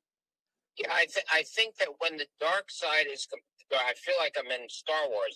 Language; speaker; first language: English; native; English